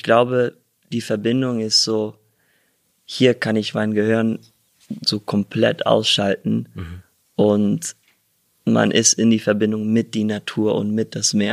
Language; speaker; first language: German; early bilingual, heritage; German